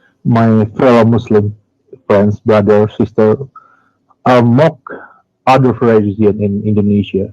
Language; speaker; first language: English; non-native, learner; Indonesian